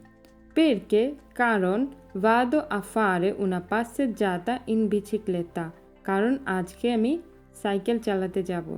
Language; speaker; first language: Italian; non-native, fluent; Bangla